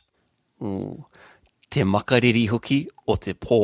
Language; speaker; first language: Māori; non-native, learner; English